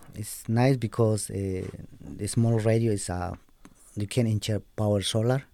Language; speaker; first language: English; non-native, learner; Spanish